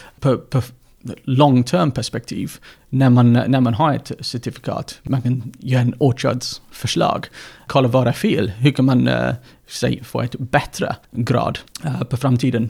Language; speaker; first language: Swedish; non-native, fluent; English